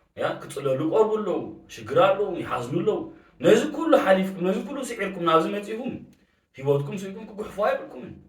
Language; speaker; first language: Tigrinya; early bilingual, heritage; Tigrinya